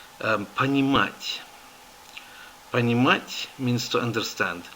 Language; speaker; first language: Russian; non-native, fluent; English